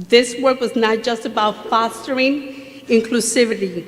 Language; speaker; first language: English; early bilingual, other home language; Spanish